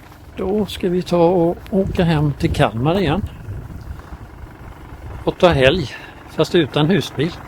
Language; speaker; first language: Swedish; native; Swedish